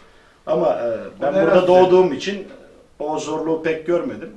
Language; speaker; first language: Turkish; early bilingual, other home language; Albanian